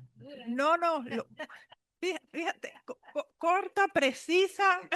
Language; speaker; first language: Spanish; native; Spanish